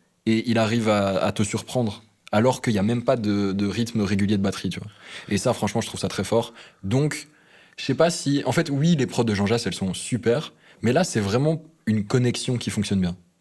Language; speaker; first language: French; native; French